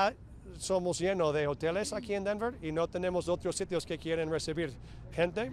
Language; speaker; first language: Spanish; non-native, fluent; English